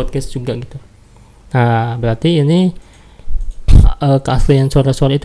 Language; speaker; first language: Indonesian; native; Indonesian